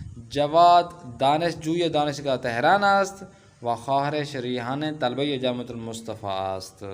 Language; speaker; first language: Persian; non-native, fluent; Urdu